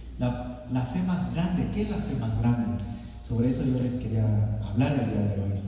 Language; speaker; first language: Spanish; early bilingual, other home language; Korean